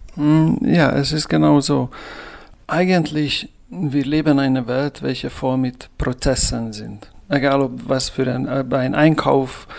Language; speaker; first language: German; non-native, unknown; Hungarian